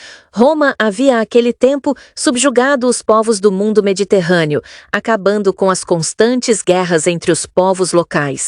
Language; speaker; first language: Portuguese; native; Portuguese